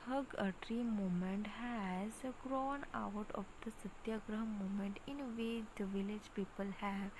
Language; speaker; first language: English; non-native, local second language; Gujarati